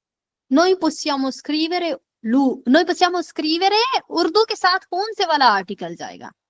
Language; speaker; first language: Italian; non-native, fluent; Urdu